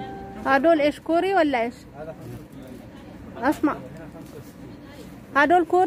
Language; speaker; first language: Arabic; non-native, fluent; Amharic